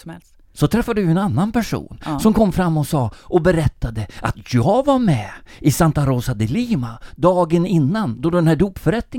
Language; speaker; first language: Swedish; native; Swedish